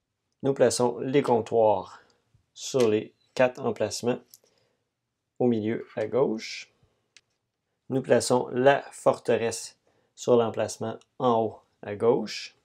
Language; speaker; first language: French; native; French